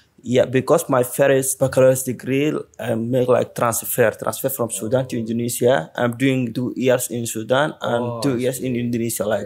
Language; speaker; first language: English; non-native, learner; Arabic